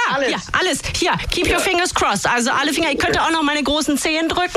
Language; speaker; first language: German; native; German